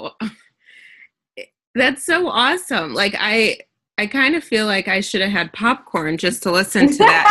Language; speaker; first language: English; native; English